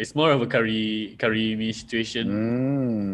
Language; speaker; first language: English; non-native, local second language; Malay